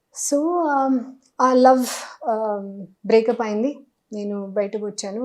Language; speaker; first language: Telugu; non-native, learner; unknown